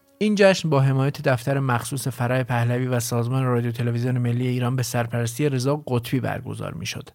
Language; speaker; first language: Persian; native; Persian